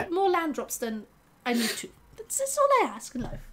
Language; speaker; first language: English; native; English